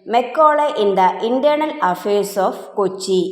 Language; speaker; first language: English; non-native, local second language; Malayalam